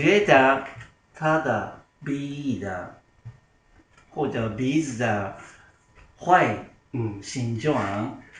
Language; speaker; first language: Chinese; non-native, learner; Japanese